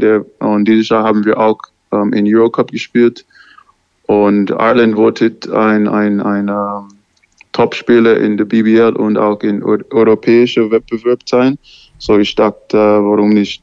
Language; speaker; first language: German; non-native, learner; English